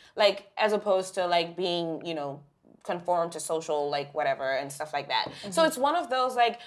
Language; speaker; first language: English; non-native, local second language; Shona